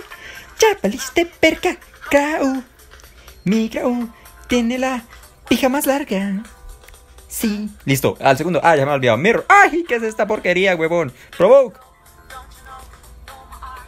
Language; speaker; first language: Spanish; native; Spanish